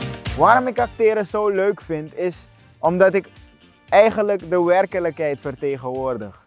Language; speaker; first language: Dutch; non-native, fluent; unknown